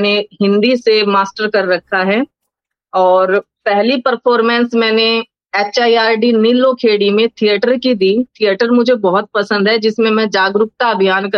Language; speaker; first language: Hindi; native; Hindi